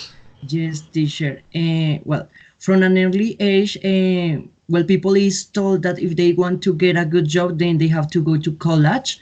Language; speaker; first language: English; non-native, fluent; Spanish